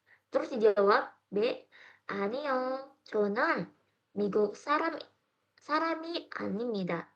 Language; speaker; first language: Korean; non-native, fluent; Indonesian